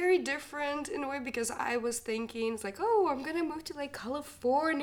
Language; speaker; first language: English; non-native, fluent; Ukrainian